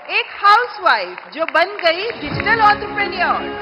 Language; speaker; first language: Hindi; native; Hindi